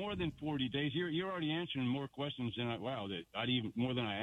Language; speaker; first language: English; native; English